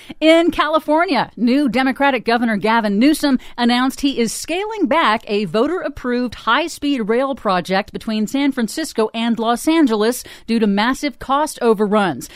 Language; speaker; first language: English; native; English